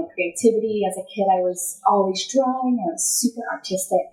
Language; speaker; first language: English; native; English